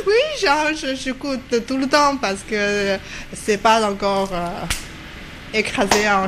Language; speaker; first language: French; non-native, fluent; Chinese